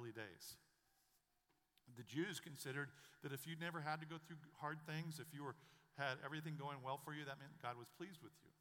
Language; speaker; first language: English; native; English